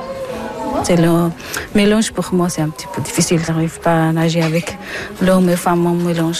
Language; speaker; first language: French; non-native, learner; Persian